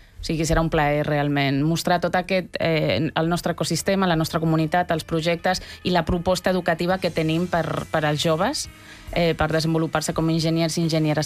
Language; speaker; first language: Catalan; non-native, local second language; Spanish